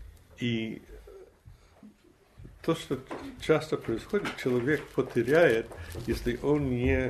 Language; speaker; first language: Russian; non-native, fluent; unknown